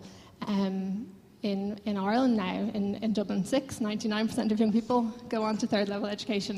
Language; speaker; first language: English; native; English